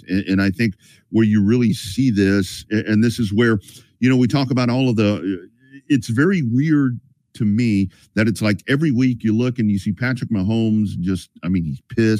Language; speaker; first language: English; native; English